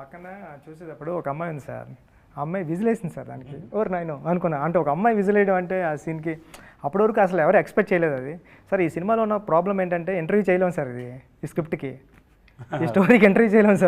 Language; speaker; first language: Telugu; native; Telugu